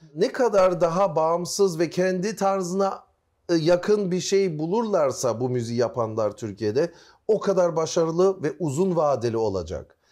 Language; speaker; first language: Turkish; early bilingual, heritage; Turkish